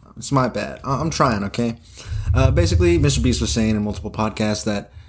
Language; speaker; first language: English; early bilingual, other home language; Spanish